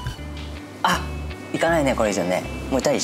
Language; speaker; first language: Japanese; native; Japanese